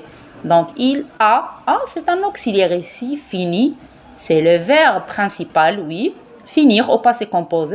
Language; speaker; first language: French; non-native, local second language; Arabic